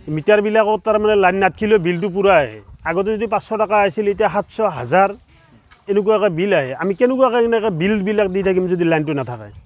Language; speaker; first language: Assamese; native; Assamese